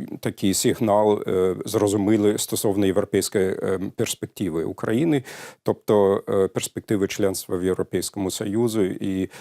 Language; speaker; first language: Ukrainian; non-native, fluent; German